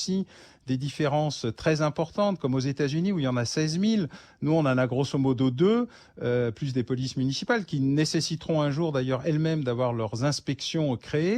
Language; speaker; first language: French; native; French